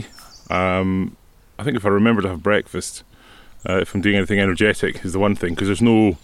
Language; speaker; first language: English; native; English